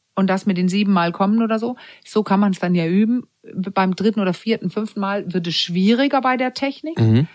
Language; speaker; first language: German; non-native, fluent; Danish